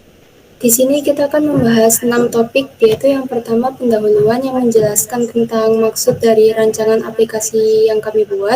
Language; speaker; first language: Indonesian; native; Indonesian